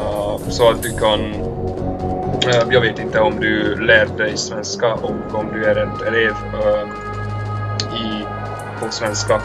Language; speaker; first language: Swedish; non-native, learner; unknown